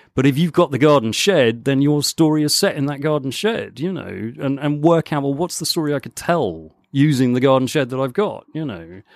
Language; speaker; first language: English; native; English